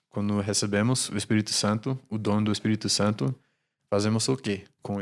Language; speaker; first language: Portuguese; non-native, fluent; English